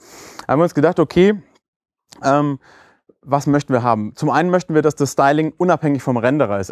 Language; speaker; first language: German; native; German